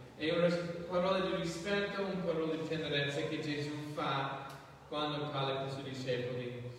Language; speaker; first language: Italian; non-native, fluent; English